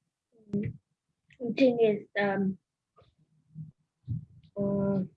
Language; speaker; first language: English; non-native, learner; Vietnamese